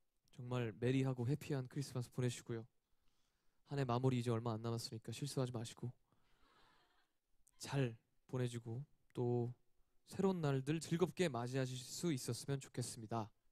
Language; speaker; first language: Korean; native; Korean